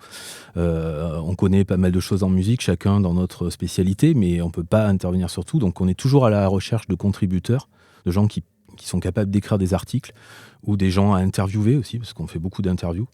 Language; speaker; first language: French; native; French